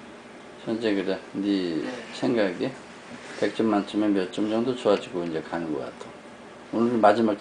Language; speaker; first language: Korean; native; Korean